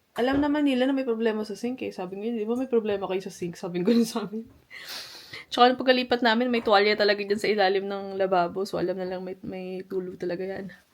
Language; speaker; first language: Filipino; native; Filipino